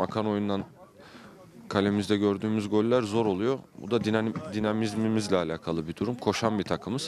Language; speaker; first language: Turkish; native; Turkish